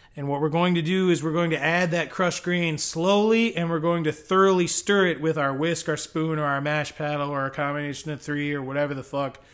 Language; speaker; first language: English; native; English